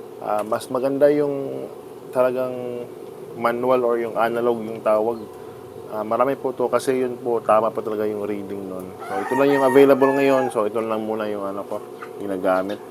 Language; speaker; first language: Filipino; non-native, local second language; Cebuano